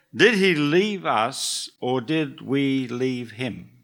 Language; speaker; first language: English; native; English